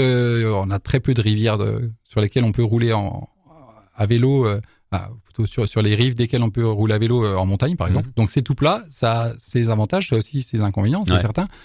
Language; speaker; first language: French; native; French